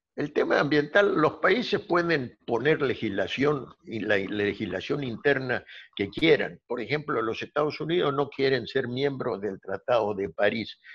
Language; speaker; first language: Spanish; native; Spanish